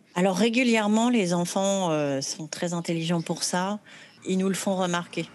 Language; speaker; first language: French; early bilingual, other home language; Arabic